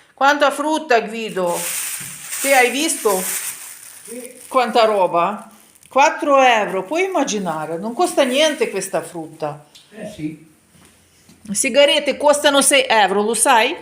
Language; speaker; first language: Italian; non-native, fluent; Ukrainian